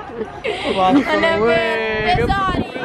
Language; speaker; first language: Italian; native; Italian